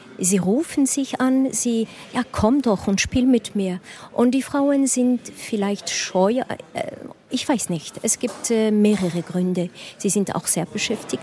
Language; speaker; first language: German; non-native, learner; French